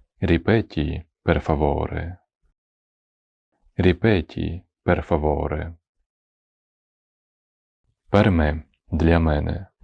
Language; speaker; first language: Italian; non-native, fluent; Ukrainian